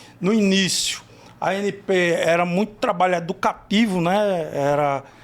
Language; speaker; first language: Portuguese; native; Portuguese